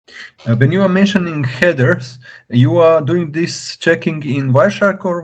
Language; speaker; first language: English; non-native, learner; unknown